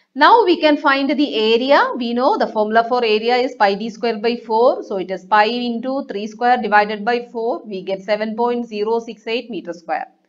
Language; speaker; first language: English; non-native, local second language; Malayalam